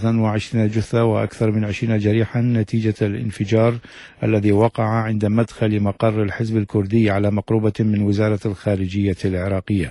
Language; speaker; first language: Arabic; native; Arabic